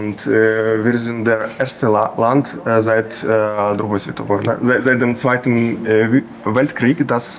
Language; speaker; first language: German; non-native, fluent; Ukrainian